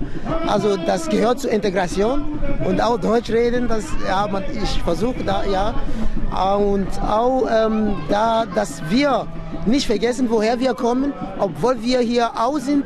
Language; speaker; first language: German; non-native, fluent; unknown